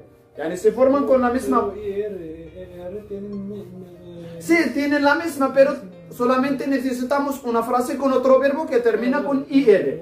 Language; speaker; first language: Spanish; non-native, fluent; Arabic